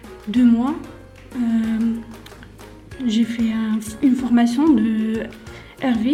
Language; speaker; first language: French; non-native, learner; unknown